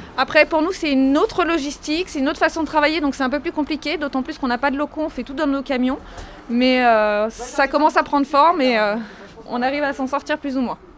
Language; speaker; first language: French; native; French